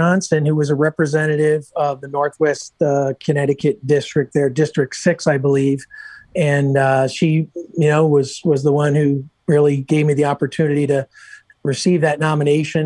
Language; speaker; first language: English; native; English